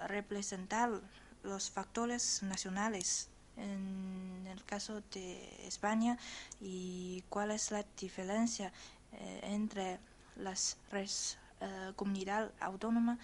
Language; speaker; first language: Spanish; non-native, learner; Chinese